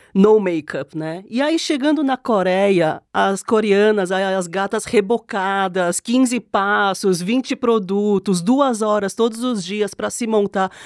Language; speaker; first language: Portuguese; non-native, fluent; Korean